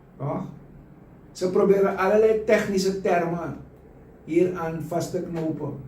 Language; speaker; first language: Dutch; native; Dutch